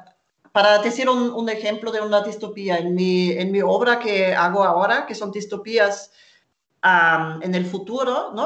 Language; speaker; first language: Spanish; non-native, fluent; German